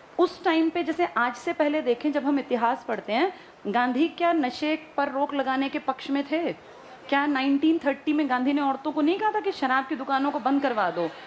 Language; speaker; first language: Hindi; native; Hindi